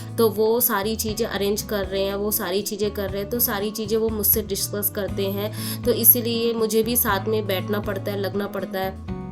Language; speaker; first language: Hindi; non-native, local second language; Bangla